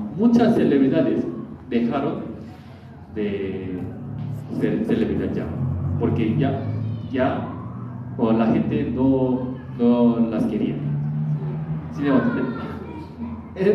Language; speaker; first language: Spanish; non-native, learner; Korean